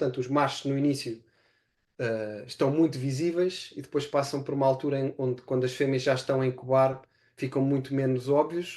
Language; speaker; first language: Portuguese; native; Portuguese